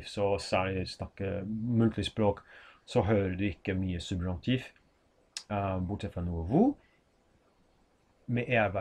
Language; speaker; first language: Norwegian; non-native, fluent; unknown